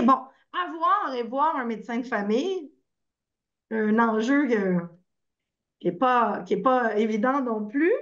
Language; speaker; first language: French; native; French